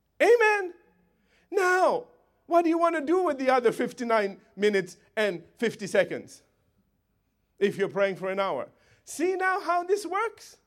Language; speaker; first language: English; native; English